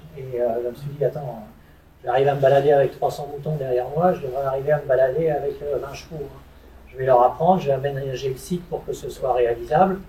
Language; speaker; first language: French; native; French